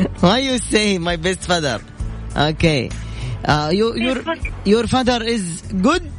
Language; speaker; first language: English; non-native, learner; Arabic